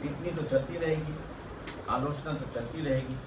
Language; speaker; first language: Hindi; non-native, local second language; Marathi